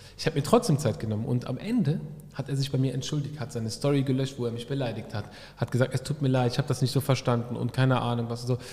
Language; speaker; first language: German; early bilingual, other home language; Arabic